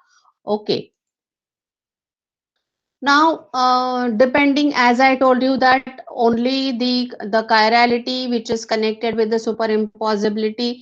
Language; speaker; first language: English; non-native, local second language; Hindi